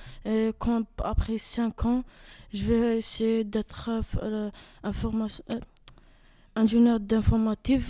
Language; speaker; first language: French; non-native, learner; Arabic